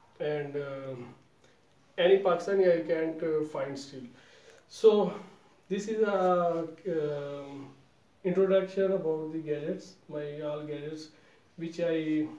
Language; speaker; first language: English; non-native, local second language; Urdu